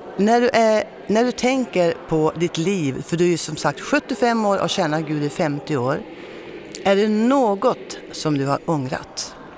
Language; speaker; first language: Swedish; native; Swedish